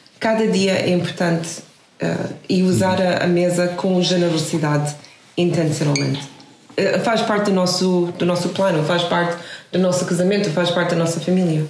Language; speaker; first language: Portuguese; non-native, fluent; English